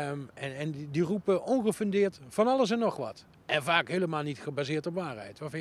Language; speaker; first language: Dutch; native; Dutch